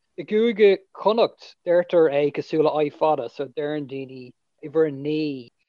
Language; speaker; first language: Irish; non-native, local second language; English